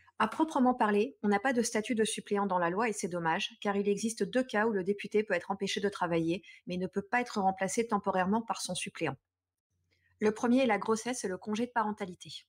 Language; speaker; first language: French; native; French